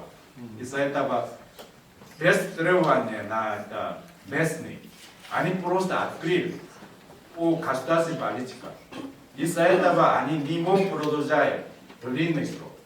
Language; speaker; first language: Russian; non-native, learner; Korean